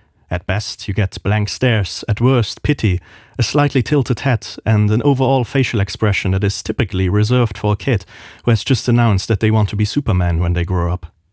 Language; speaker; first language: English; non-native, fluent; Luxembourgish